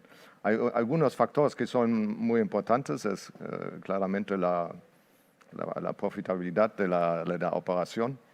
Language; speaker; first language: Spanish; non-native, fluent; Portuguese